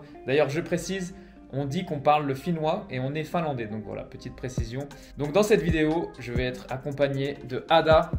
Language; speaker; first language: French; native; French